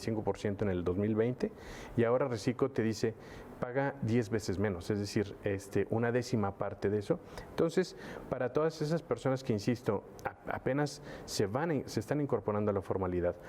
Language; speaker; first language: Spanish; native; Spanish